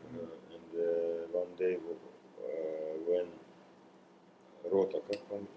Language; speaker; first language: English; non-native, learner; Russian